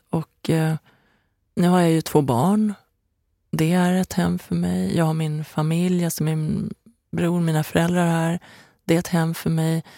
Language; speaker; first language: Swedish; early bilingual, other home language; Persian